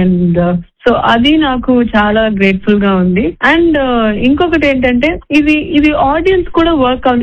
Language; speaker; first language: Telugu; non-native, fluent; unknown